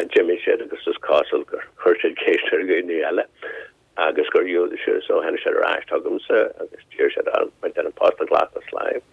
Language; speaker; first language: Irish; non-native, local second language; English